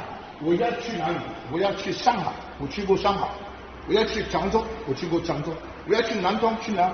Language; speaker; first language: Chinese; non-native, learner; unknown